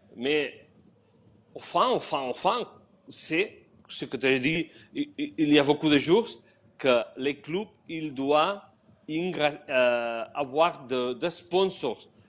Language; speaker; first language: French; non-native, learner; Catalan